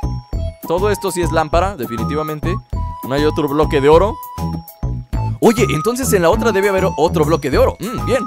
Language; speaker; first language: Spanish; native; Spanish